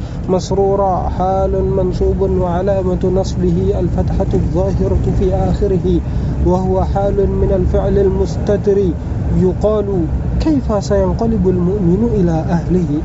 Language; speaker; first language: Arabic; non-native, fluent; Indonesian